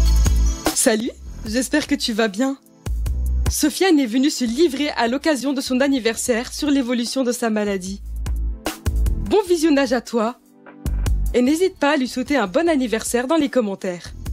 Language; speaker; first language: French; native; French